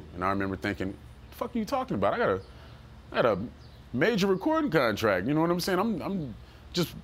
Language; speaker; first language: English; native; English